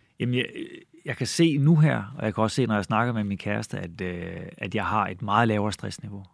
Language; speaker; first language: Danish; native; Danish